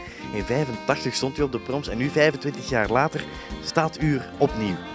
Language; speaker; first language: Dutch; native; Dutch